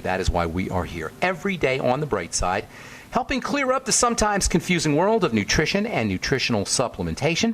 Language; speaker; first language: English; native; English